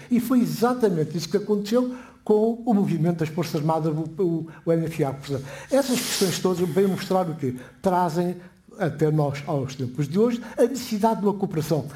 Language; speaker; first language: Portuguese; non-native, local second language; Upper Guinea Crioulo